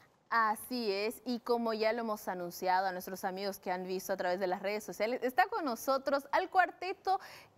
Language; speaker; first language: Spanish; native; Spanish